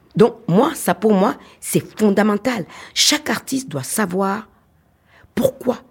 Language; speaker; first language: French; non-native, local second language; Fon